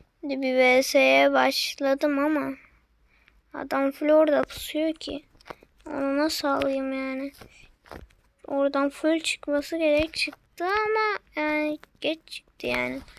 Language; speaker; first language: Turkish; native; Turkish